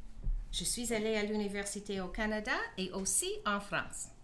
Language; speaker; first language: French; non-native, fluent; English